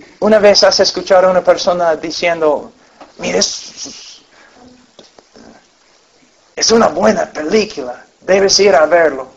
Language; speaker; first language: Spanish; non-native, fluent; English